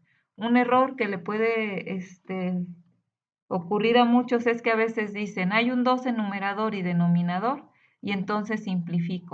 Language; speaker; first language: Spanish; native; Spanish